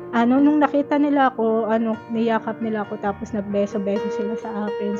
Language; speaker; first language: Filipino; native; Filipino